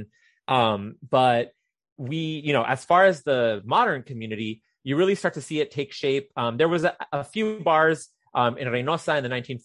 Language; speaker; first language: English; native; English